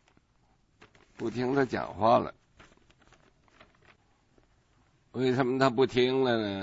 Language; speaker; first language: Chinese; native; Chinese